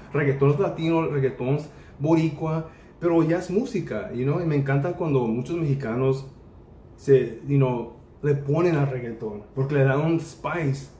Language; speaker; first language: Spanish; native; Spanish